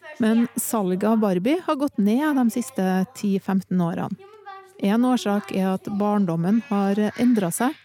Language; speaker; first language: Norwegian; native; Norwegian